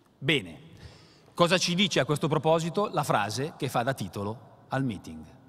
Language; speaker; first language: Italian; native; Italian